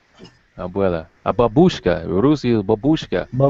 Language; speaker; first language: Spanish; non-native, learner; English